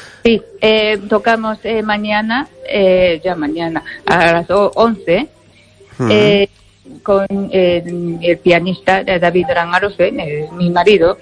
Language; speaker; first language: Spanish; non-native, fluent; Japanese